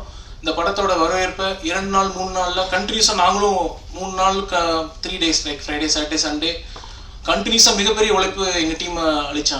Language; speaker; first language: Tamil; native; Tamil